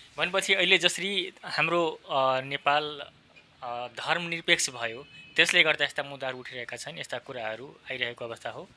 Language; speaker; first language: Nepali; non-native, local second language; Maithili